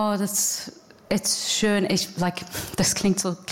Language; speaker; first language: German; non-native, learner; English